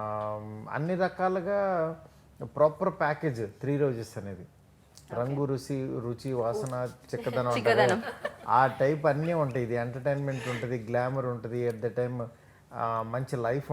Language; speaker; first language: Telugu; native; Telugu